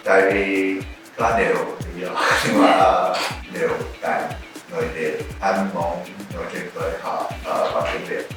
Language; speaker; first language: Vietnamese; non-native, learner; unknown